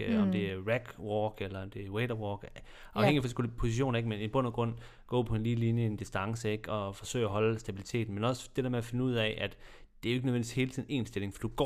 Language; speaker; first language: Danish; native; Danish